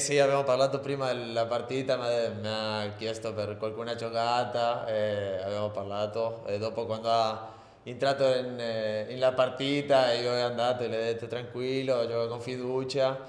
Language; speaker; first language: Italian; non-native, learner; Spanish